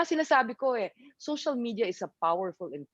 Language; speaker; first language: Filipino; native; Filipino